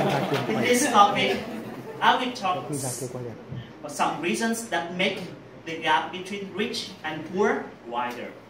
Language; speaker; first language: English; non-native, learner; Vietnamese